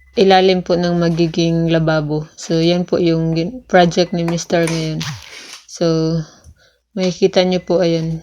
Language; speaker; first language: Filipino; non-native, local second language; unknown